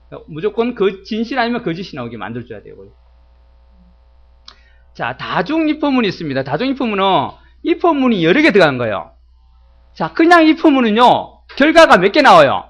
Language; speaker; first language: Korean; native; Korean